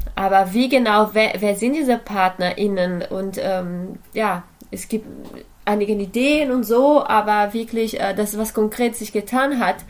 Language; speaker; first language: German; non-native, fluent; Portuguese